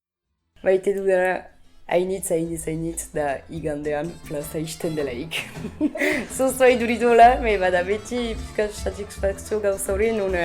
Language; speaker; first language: Basque; native; Basque